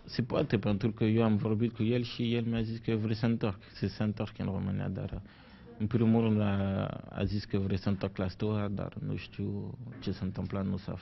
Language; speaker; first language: Romanian; non-native, learner; French